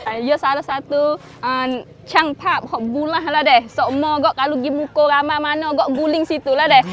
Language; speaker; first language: Malay; native; Malay